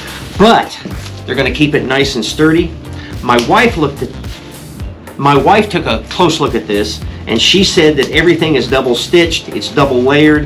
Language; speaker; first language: English; native; English